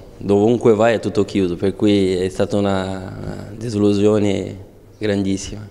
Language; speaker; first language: Italian; non-native, fluent; Portuguese